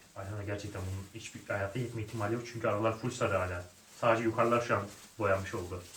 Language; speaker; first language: Turkish; native; Turkish